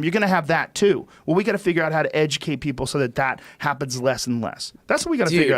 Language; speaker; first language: English; native; English